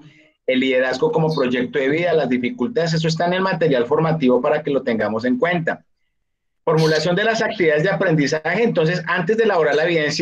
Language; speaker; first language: Spanish; native; Spanish